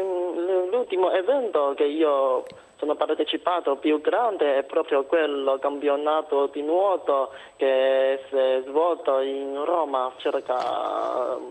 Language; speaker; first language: Italian; non-native, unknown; Chinese